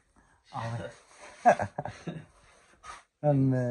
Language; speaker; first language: French; non-native, local second language; Arabic